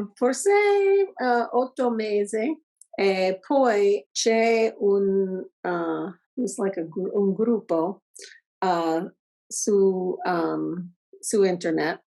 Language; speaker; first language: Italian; non-native, learner; English